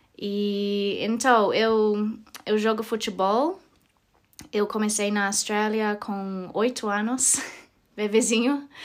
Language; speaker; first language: Portuguese; non-native, learner; English